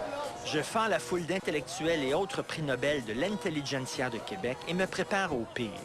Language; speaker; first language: French; native; French